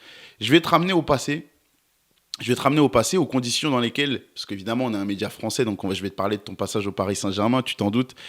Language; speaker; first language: French; native; French